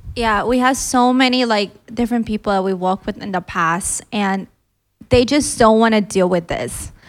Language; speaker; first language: English; early bilingual, other home language; Filipino